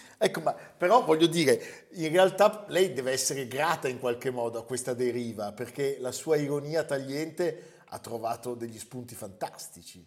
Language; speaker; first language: Italian; native; Italian